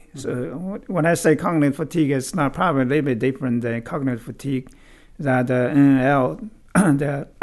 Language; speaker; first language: English; non-native, fluent; Chinese